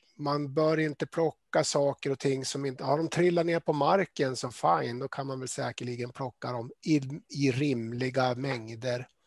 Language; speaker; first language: Swedish; native; Swedish